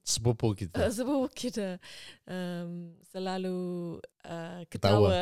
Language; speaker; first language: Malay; non-native, learner; English